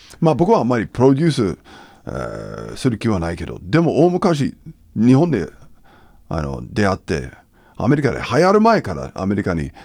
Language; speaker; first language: Japanese; non-native, fluent; English